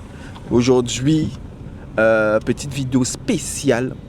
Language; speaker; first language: French; native; French